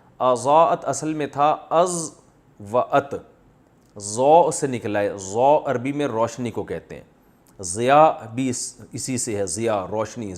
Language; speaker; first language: Urdu; native; Urdu